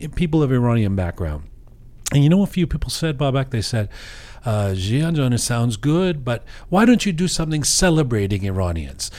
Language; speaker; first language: English; early bilingual, other home language; Persian